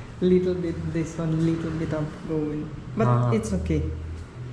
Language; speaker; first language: English; non-native, learner; Russian